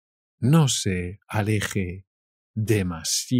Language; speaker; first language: Spanish; native; Spanish